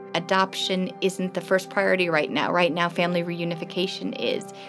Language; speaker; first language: English; native; English